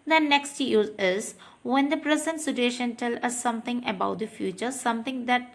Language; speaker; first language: English; non-native, local second language; Malayalam